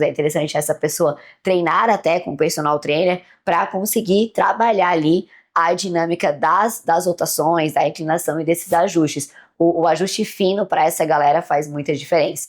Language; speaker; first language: Portuguese; native; Portuguese